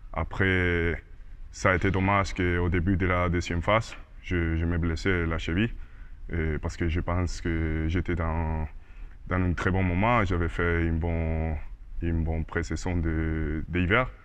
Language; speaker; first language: French; non-native, learner; Spanish